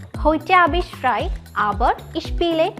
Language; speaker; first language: German; non-native, fluent; Malayalam